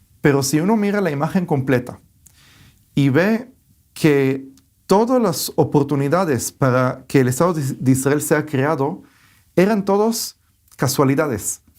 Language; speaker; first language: Spanish; early bilingual, heritage; Hebrew